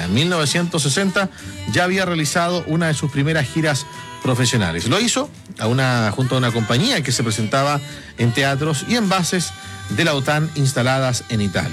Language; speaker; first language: Spanish; native; Spanish